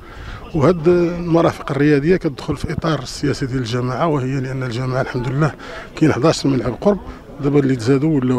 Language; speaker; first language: Arabic; native; Arabic